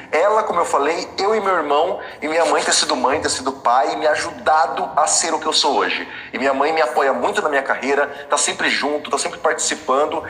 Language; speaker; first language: Portuguese; native; Portuguese